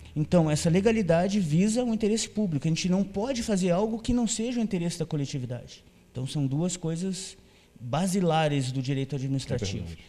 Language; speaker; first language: Portuguese; native; Portuguese